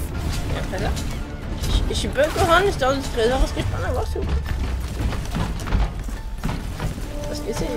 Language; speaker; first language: French; native; French